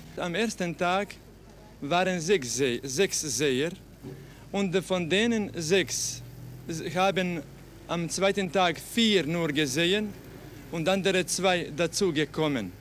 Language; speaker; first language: German; non-native, fluent; Croatian